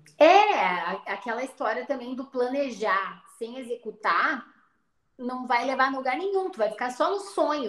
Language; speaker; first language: Portuguese; native; Portuguese